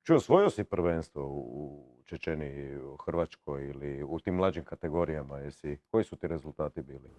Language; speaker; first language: Croatian; native; Croatian